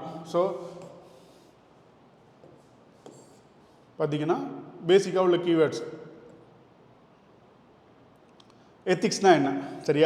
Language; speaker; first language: Tamil; native; Tamil